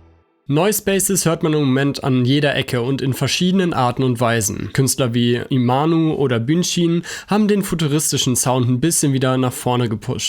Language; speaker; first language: German; native; German